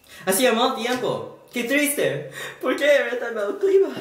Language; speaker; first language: Spanish; non-native, learner; English